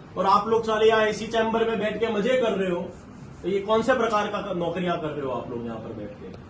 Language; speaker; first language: Hindi; non-native, local second language; Gujarati